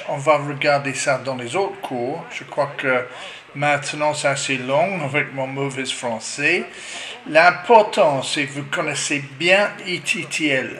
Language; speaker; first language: French; non-native, learner; English